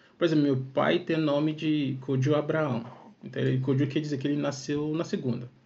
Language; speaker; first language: Portuguese; non-native, fluent; Akan